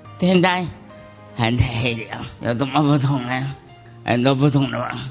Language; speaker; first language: Chinese; non-native, local second language; Cantonese